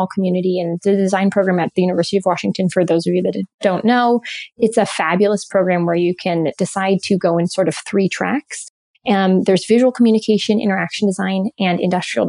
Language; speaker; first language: English; native; English